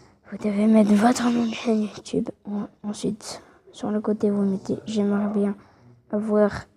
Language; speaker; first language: French; native; French